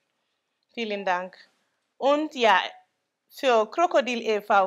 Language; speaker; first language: German; non-native, local second language; Mandingo